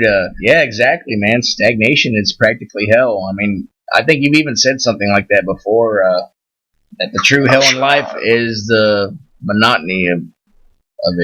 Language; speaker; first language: English; native; English